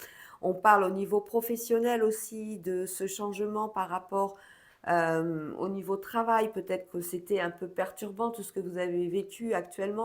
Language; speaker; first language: French; native; French